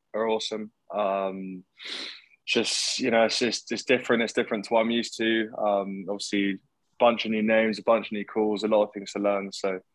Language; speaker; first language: English; native; English